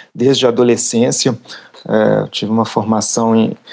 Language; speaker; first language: Portuguese; native; Portuguese